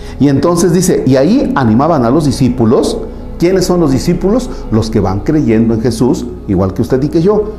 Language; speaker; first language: Spanish; native; Spanish